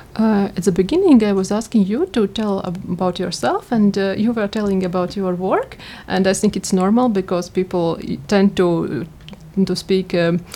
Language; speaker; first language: English; non-native, learner; Latvian